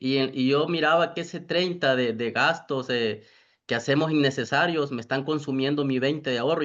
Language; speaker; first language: Spanish; native; Spanish